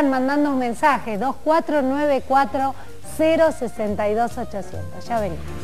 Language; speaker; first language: Spanish; native; Spanish